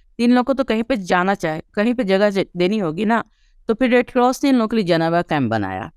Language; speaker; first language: Urdu; early bilingual, heritage; Urdu